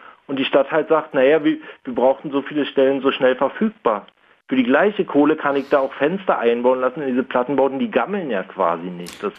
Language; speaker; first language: German; native; German